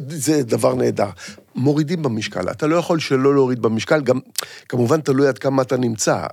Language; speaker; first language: Hebrew; native; Hebrew